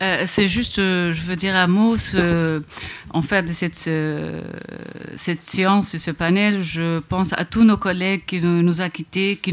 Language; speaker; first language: French; non-native, local second language; Arabic